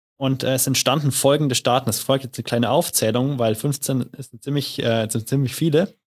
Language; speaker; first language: German; native; German